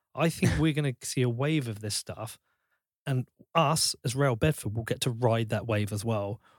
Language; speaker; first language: English; native; English